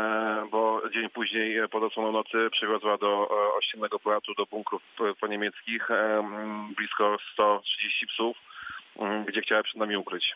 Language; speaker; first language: Polish; native; Polish